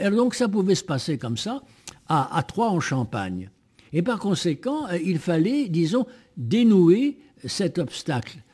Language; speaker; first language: French; native; French